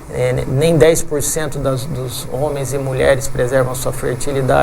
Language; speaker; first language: Portuguese; native; Portuguese